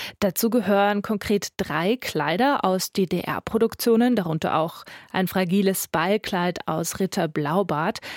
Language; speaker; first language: German; native; German